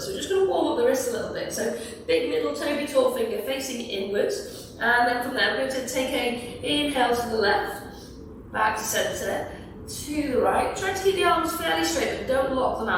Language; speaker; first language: English; native; English